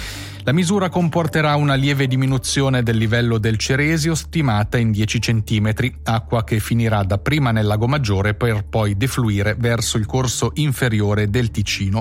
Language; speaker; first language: Italian; native; Italian